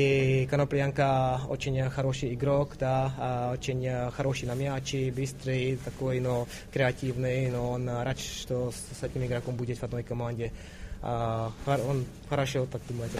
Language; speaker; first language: Russian; non-native, fluent; Czech